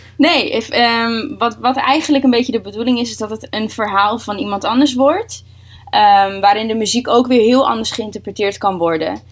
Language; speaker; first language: Dutch; early bilingual, other home language; Russian